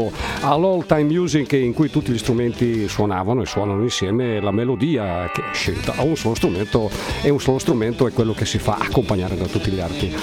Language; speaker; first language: Italian; native; Italian